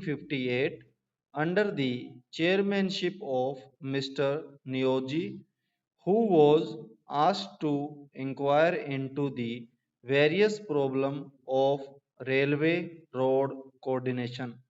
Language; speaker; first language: English; non-native, local second language; Hindi